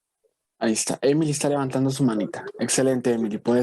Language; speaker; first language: Spanish; native; Spanish